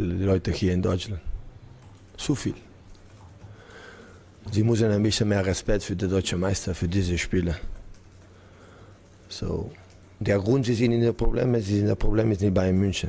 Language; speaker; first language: German; non-native, learner; Catalan